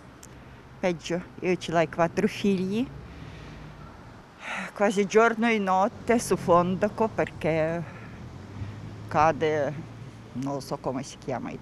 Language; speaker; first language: Italian; non-native, learner; Ukrainian